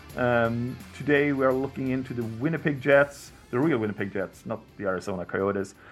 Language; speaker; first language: English; non-native, fluent; Swedish